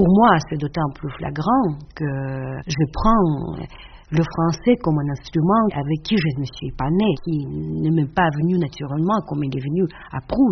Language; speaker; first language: French; non-native, fluent; Russian